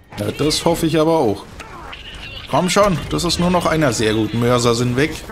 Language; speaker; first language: German; native; German